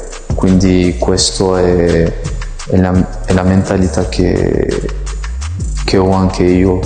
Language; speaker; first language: Italian; non-native, fluent; French